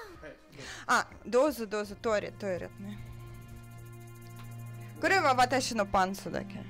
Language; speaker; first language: Japanese; non-native, learner; Russian